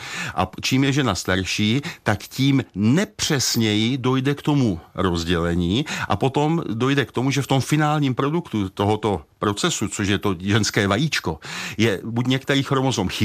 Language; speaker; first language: Czech; native; Czech